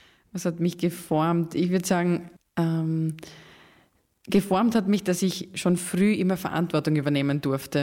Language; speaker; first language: German; native; German